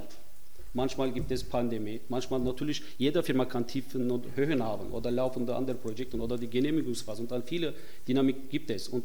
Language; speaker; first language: German; non-native, fluent; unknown